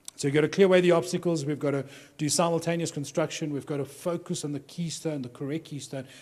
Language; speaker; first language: English; native; English